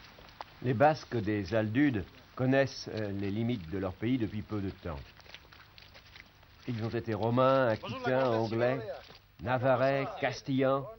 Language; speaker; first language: French; native; French